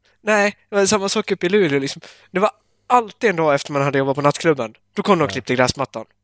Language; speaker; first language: Swedish; native; Swedish